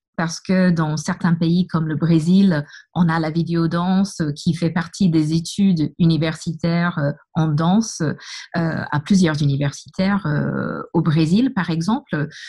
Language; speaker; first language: French; non-native, fluent; English